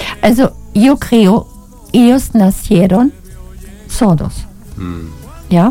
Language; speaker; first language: Spanish; non-native, learner; German